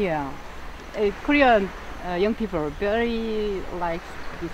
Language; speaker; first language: English; non-native, learner; Korean